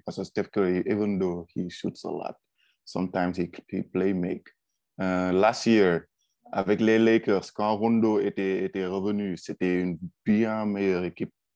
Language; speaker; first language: French; non-native, local second language; Wolof